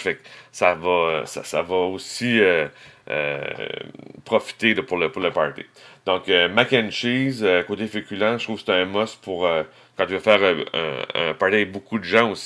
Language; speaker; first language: French; native; French